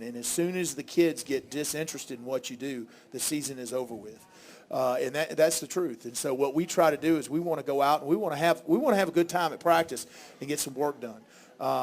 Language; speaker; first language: English; native; English